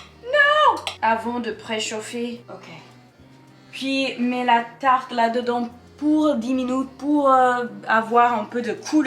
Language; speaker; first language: French; non-native, fluent; English